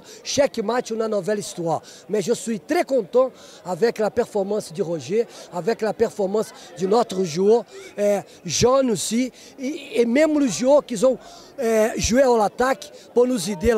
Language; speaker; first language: French; non-native, fluent; Portuguese